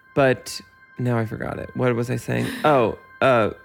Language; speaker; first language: English; native; English